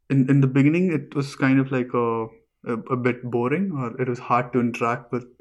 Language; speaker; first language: English; non-native, local second language; Malayalam